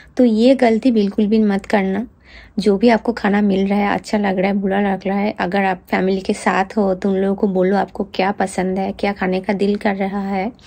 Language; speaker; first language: Hindi; non-native, local second language; Bangla